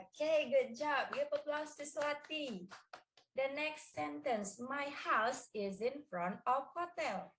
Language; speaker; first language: English; non-native, learner; Indonesian